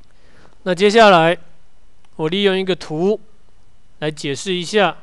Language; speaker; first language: Chinese; native; Chinese